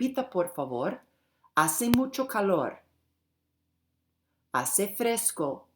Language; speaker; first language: Spanish; non-native, fluent; English